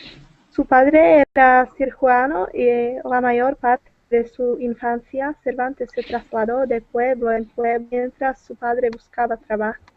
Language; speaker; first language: Spanish; non-native, learner; Czech